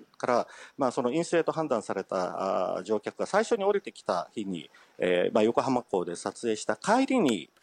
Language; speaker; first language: Japanese; native; Japanese